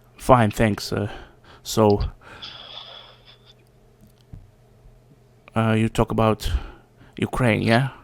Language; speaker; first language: English; non-native, fluent; Russian